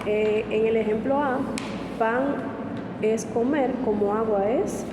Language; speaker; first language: Spanish; native; Spanish